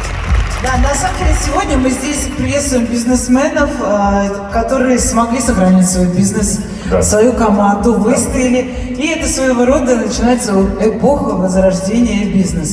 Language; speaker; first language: Russian; native; Russian